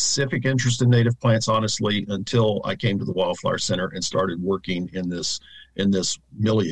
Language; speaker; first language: English; native; English